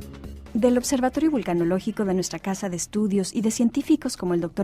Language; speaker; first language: Spanish; native; Spanish